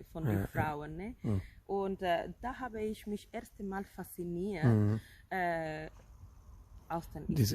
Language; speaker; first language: German; non-native, fluent; Spanish